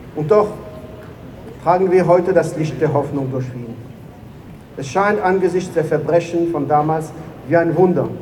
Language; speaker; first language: German; non-native, fluent; Hebrew